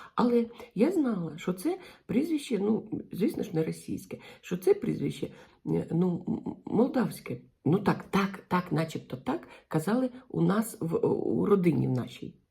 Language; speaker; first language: Ukrainian; non-native, local second language; Russian